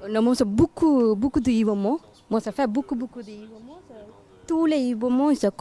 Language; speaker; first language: French; non-native, learner; Tamil